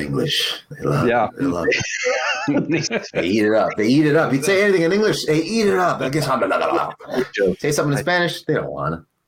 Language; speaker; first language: English; early bilingual, other home language; Spanish